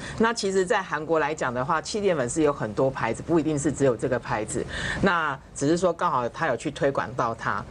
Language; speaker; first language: Chinese; native; Chinese